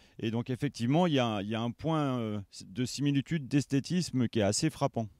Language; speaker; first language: French; native; French